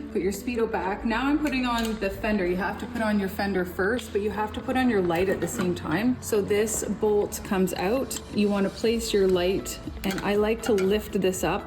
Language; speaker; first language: English; native; English